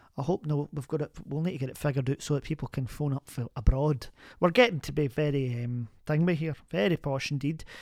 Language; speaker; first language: English; native; English